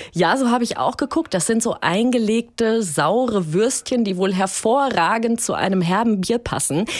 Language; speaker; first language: German; native; German